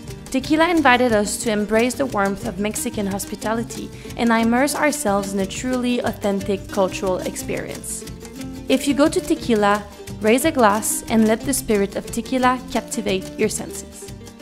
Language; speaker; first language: English; native; English